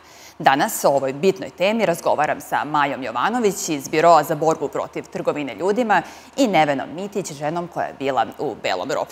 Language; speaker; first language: Serbian; native; Serbian